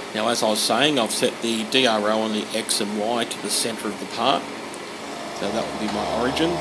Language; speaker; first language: English; native; English